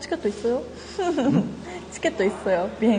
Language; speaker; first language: Korean; non-native, learner; Japanese